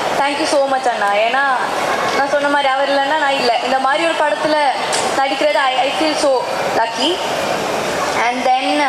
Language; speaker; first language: Tamil; non-native, local second language; Malayalam